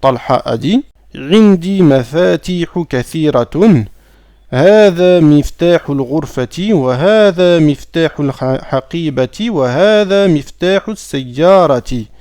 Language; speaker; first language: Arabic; non-native, fluent; French